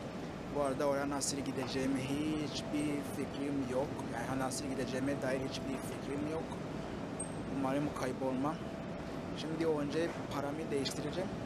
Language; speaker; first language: Turkish; non-native, fluent; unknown